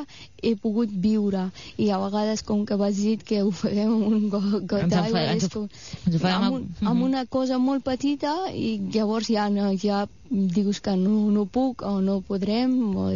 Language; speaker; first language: Catalan; non-native, fluent; Persian